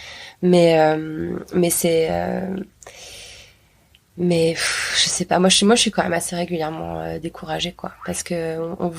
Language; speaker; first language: French; native; French